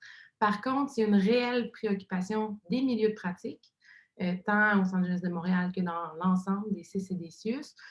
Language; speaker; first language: French; native; French